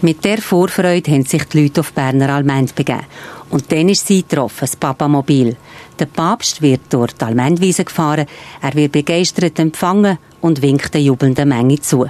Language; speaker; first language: German; non-native, fluent; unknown